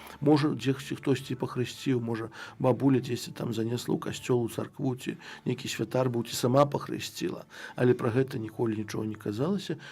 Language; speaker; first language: Belarusian; non-native, local second language; Russian